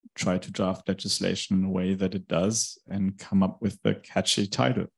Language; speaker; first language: English; non-native, fluent; German